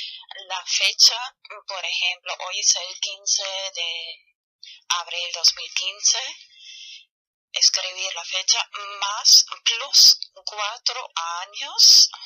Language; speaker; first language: Spanish; non-native, fluent; German